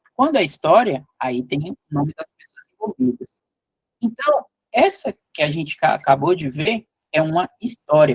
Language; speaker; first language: Portuguese; native; Portuguese